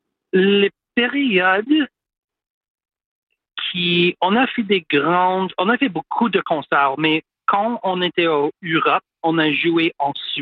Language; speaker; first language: French; non-native, local second language; English